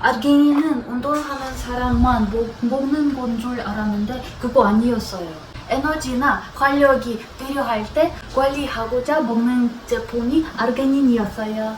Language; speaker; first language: Korean; non-native, fluent; Ukrainian